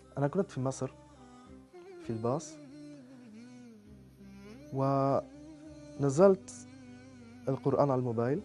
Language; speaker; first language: Arabic; non-native, learner; French